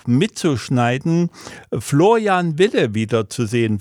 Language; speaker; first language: German; native; German